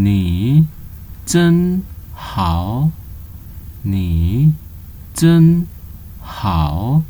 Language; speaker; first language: Chinese; non-native, fluent; Nepali